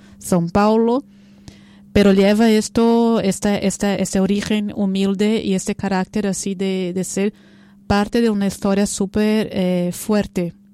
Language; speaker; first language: Spanish; non-native, fluent; Portuguese